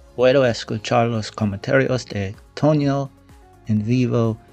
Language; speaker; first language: Spanish; non-native, learner; English